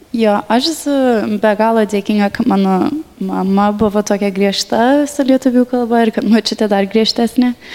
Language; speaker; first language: Lithuanian; early bilingual, heritage; Lithuanian